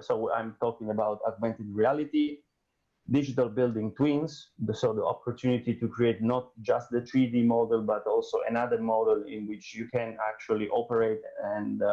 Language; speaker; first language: English; non-native, fluent; Italian